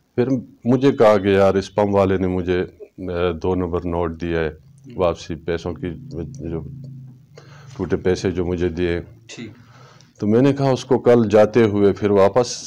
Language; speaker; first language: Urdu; non-native, local second language; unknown